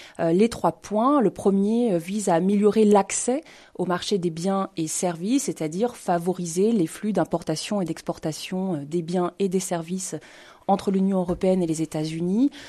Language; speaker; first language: French; native; French